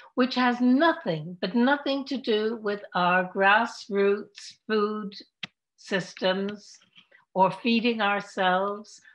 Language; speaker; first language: English; native; English